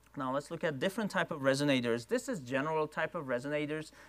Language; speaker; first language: English; non-native, fluent; Persian